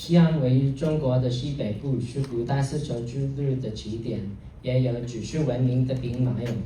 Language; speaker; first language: Chinese; non-native, learner; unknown